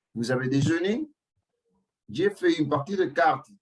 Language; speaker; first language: French; non-native, fluent; Spanish